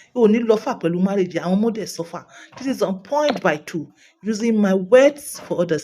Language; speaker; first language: English; non-native, local second language; Yoruba